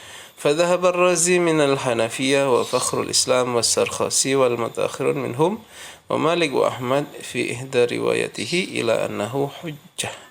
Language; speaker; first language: Arabic; non-native, fluent; Indonesian